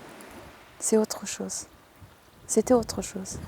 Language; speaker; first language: French; non-native, fluent; Persian